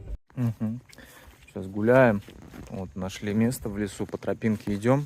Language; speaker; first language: Russian; native; Russian